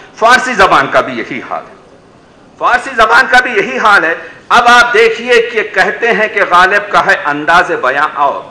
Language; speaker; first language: Urdu; native; Urdu